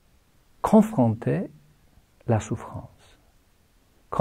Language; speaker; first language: French; non-native, fluent; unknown